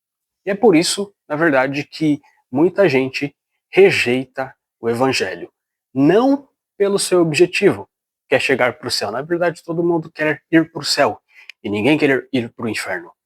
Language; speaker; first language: Portuguese; native; Portuguese